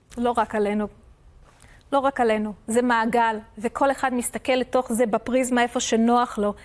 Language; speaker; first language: Hebrew; non-native, fluent; English